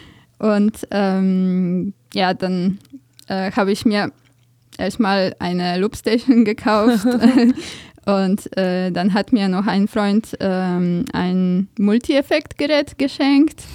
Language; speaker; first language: German; non-native, fluent; Polish